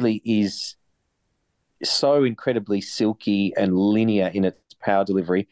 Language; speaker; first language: English; native; English